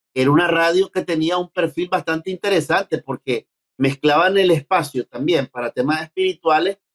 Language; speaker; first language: Spanish; native; Spanish